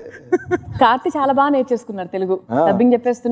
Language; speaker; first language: Telugu; native; Telugu